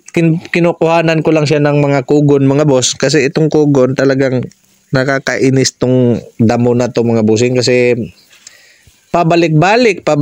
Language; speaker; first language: Filipino; non-native, local second language; Cebuano